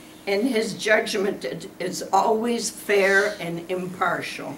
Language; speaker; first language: English; early bilingual, other home language; Ukrainian